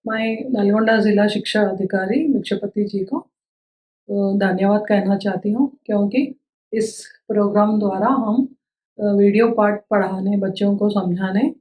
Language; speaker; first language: Hindi; non-native, local second language; Telugu